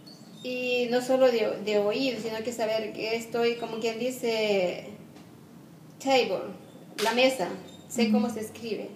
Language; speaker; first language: Spanish; native; Spanish